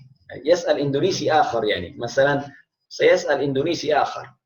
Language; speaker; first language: Arabic; non-native, fluent; Indonesian